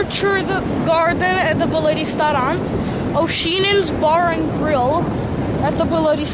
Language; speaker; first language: Russian; early bilingual, heritage; Russian